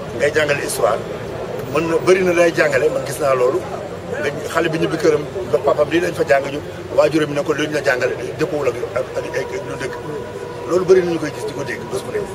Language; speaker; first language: Wolof; non-native, local second language; Fula